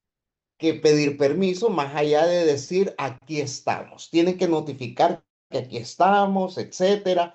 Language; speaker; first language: Spanish; native; Spanish